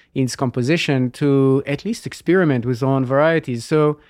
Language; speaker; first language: English; non-native, fluent; Hebrew